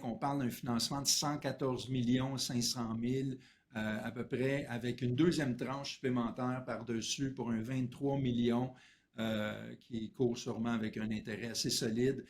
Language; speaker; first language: French; native; French